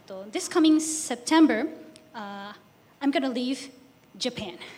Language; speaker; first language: English; non-native, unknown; Japanese